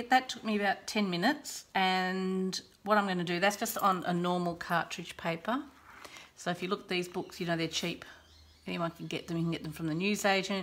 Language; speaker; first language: English; native; English